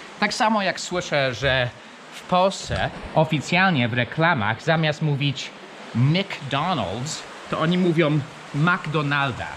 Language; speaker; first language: Polish; non-native, fluent; English